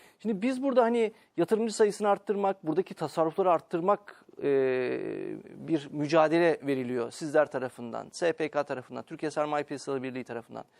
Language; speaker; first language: Turkish; native; Turkish